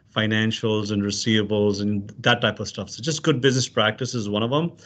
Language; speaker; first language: English; non-native, local second language; Urdu